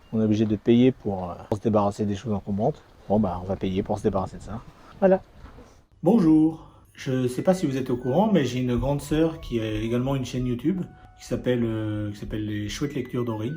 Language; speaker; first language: French; native; French